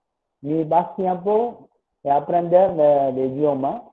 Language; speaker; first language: Spanish; non-native, learner; Tamil